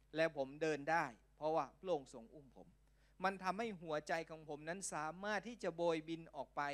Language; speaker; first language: Thai; non-native, local second language; Lao